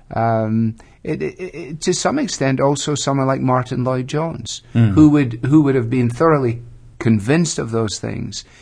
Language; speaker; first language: English; native; English